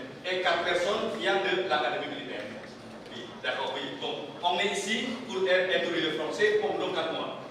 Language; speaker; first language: French; non-native, learner; Indonesian